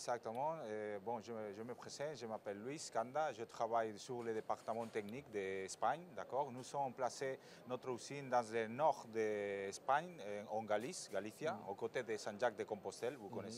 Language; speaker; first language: French; non-native, fluent; Spanish